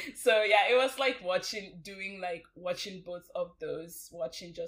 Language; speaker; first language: English; non-native, local second language; Hausa